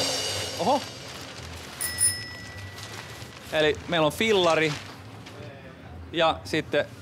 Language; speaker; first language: Finnish; native; Finnish